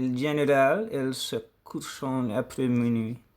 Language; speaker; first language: French; non-native, learner; English